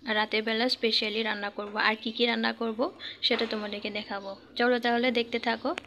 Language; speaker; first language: Bangla; non-native, local second language; Garo